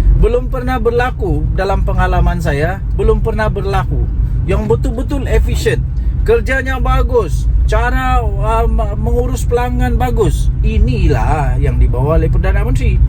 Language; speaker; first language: Malay; native; Malay